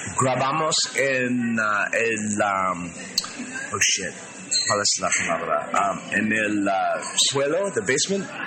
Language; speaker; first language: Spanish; non-native, learner; English